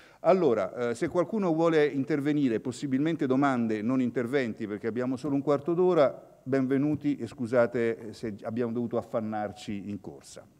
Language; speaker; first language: Italian; native; Italian